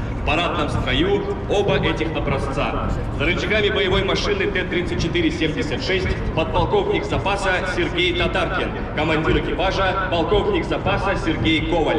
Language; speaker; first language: Russian; native; Russian